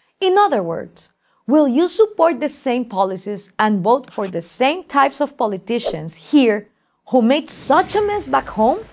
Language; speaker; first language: English; non-native, fluent; Spanish